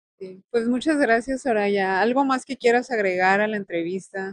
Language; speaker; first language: Spanish; native; Spanish